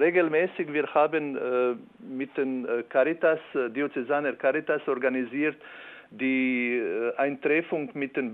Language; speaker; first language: German; non-native, learner; Albanian